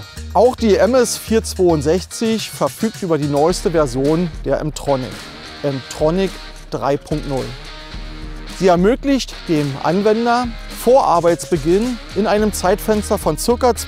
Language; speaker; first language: German; native; German